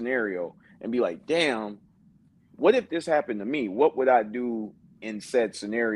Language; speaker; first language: English; native; English